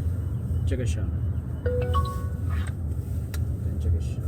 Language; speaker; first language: Chinese; non-native, fluent; Amharic